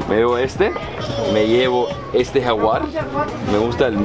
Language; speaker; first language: Spanish; non-native, learner; English